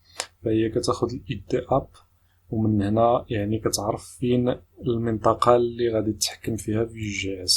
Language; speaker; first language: Arabic; native; Arabic